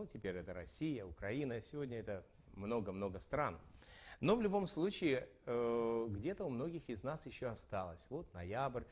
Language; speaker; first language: Russian; native; Russian